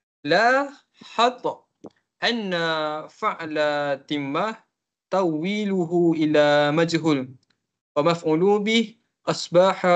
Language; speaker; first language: Arabic; non-native, learner; Malay